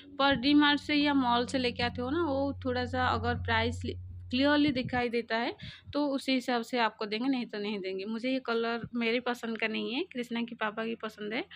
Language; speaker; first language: Hindi; non-native, local second language; Odia